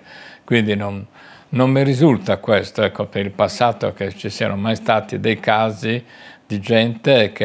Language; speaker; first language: Italian; native; Italian